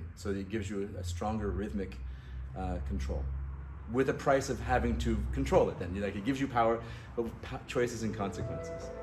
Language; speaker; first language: English; non-native, fluent; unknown